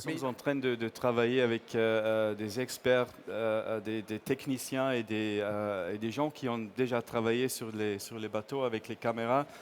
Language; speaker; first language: French; non-native, fluent; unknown